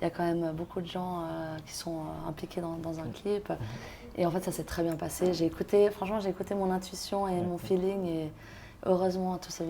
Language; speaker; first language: French; native; French